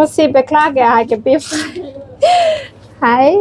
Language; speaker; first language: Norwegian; non-native, learner; Thai